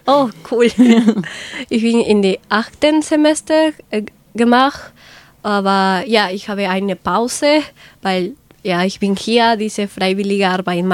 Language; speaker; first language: German; non-native, learner; Spanish